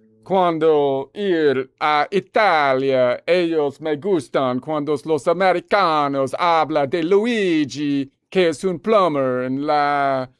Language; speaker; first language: Spanish; non-native, learner; English